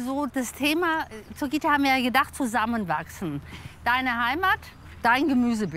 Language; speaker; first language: German; native; German